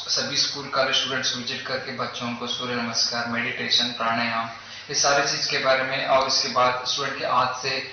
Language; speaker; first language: Hindi; non-native, local second language; Kannada